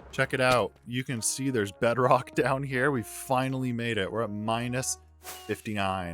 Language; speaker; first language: English; native; English